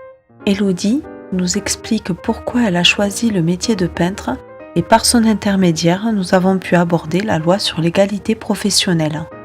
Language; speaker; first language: French; native; French